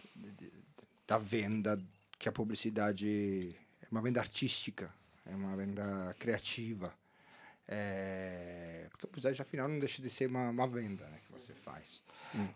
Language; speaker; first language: Portuguese; non-native, fluent; Italian